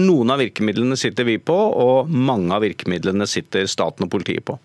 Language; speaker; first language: Norwegian; native; Norwegian